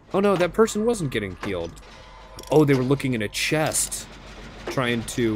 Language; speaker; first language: English; native; English